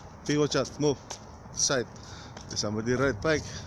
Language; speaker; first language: English; non-native, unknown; Indonesian